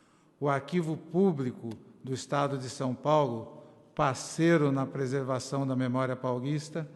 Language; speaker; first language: Portuguese; native; Portuguese